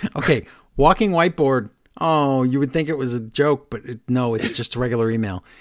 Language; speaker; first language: English; early bilingual, other home language; Spanish